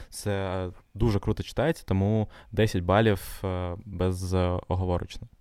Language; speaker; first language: Ukrainian; non-native, local second language; Russian